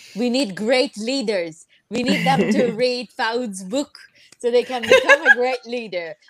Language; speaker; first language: English; non-native, fluent; Persian